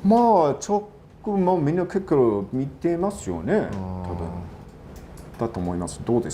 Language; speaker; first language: Japanese; non-native, fluent; English